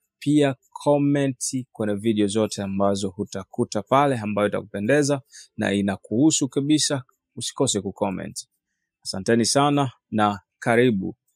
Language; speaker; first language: Swahili; native; Swahili